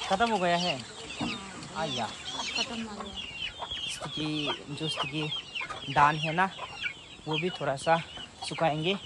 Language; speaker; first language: Hindi; non-native, local second language; Garo